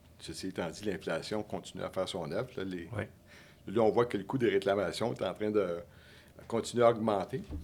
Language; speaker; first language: French; native; French